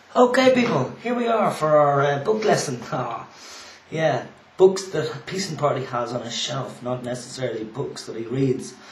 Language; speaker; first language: English; native; English